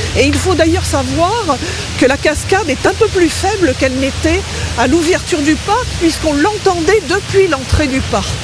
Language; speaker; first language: French; native; French